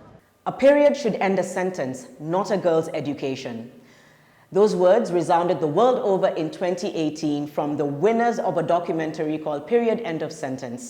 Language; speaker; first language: English; non-native, local second language; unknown